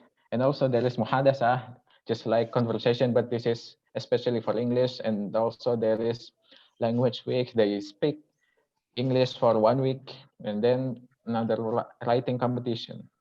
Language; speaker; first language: English; non-native, local second language; Indonesian